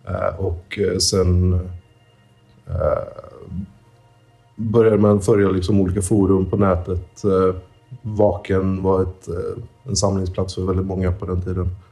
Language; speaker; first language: Swedish; native; Swedish